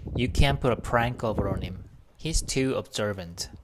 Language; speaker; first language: English; non-native, fluent; Korean